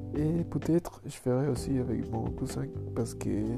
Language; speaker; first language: French; non-native, learner; Spanish